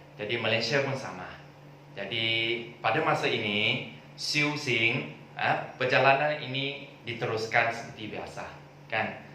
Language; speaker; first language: Malay; non-native, local second language; Chinese